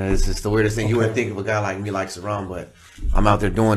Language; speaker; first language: English; native; English